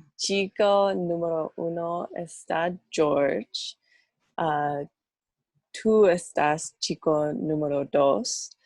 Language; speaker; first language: Spanish; non-native, learner; English